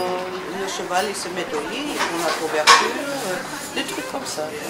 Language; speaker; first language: French; non-native, learner; German